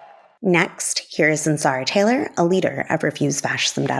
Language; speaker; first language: English; native; English